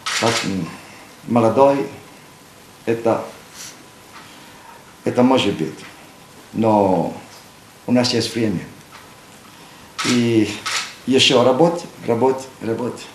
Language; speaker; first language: Russian; non-native, learner; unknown